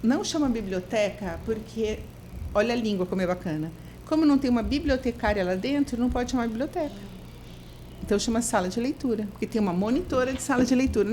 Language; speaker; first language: Portuguese; native; Portuguese